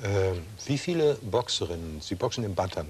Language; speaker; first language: German; native; German